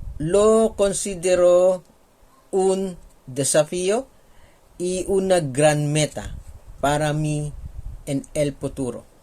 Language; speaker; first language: Spanish; non-native, learner; Filipino